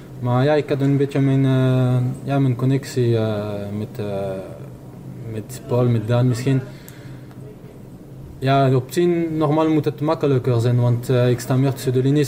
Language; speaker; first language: Dutch; non-native, fluent; French